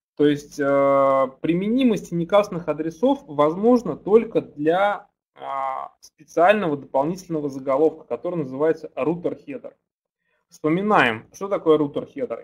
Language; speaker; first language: Russian; native; Russian